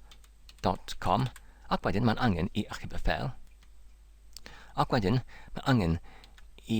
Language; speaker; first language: Welsh; non-native, learner; English